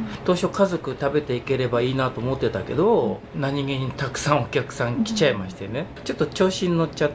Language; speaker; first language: Japanese; native; Japanese